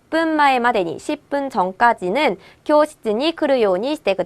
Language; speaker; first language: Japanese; non-native, fluent; Korean